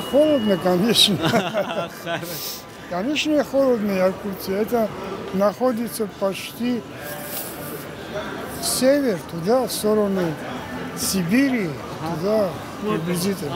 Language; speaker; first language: Russian; non-native, fluent; Georgian